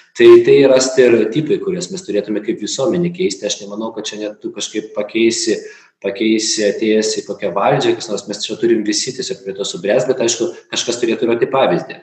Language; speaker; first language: Lithuanian; non-native, local second language; Polish